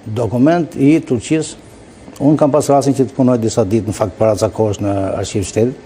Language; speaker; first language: Albanian; native; Albanian